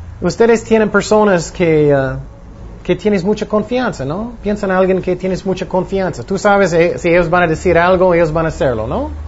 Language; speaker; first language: Spanish; non-native, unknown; English